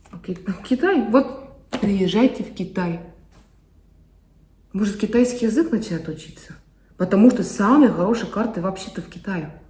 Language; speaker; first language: Russian; non-native, fluent; Estonian